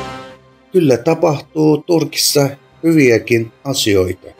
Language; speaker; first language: Finnish; non-native, fluent; Turkish